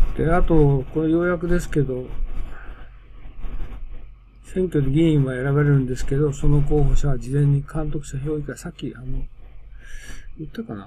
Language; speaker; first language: Japanese; native; Japanese